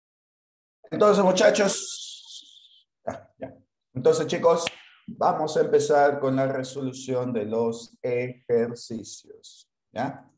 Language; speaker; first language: Spanish; native; Spanish